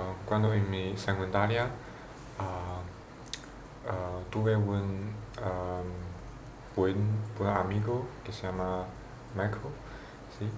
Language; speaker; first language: Spanish; non-native, learner; Chinese